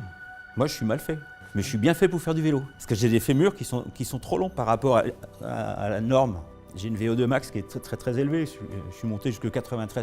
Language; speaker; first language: French; native; French